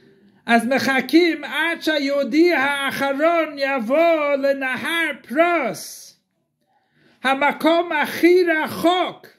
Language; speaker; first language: Hebrew; non-native, fluent; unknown